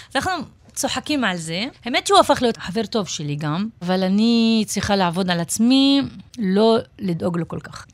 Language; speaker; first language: Hebrew; non-native, local second language; Arabic